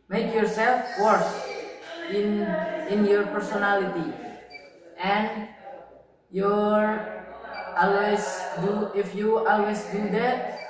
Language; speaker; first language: English; non-native, learner; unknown